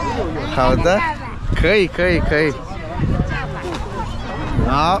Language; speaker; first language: Chinese; non-native, learner; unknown